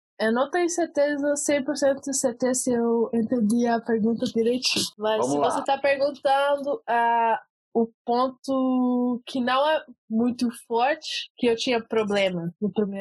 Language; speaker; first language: Portuguese; early bilingual, heritage; Portuguese